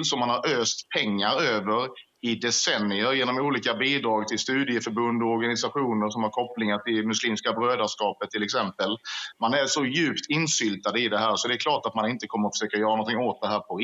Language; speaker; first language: Swedish; native; Swedish